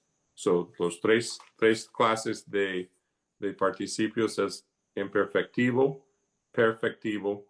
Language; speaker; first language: Spanish; early bilingual, heritage; Spanish